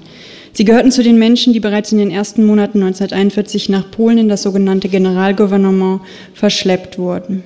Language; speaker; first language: German; native; German